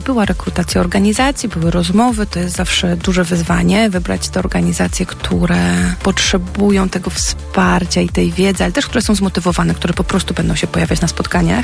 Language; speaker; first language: Polish; native; Polish